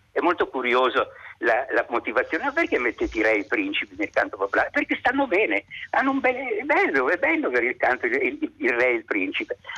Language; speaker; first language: Italian; native; Italian